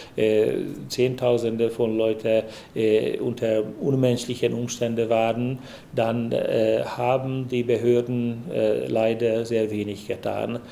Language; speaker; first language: German; non-native, fluent; Hungarian